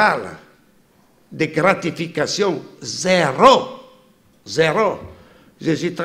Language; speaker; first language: French; non-native, fluent; Italian